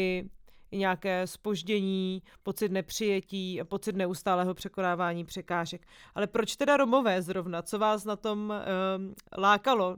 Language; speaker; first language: Czech; native; Czech